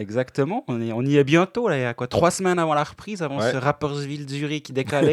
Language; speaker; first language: French; native; French